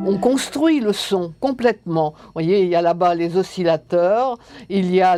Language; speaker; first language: French; native; French